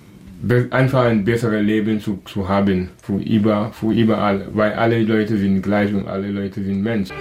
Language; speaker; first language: German; non-native, learner; Wolof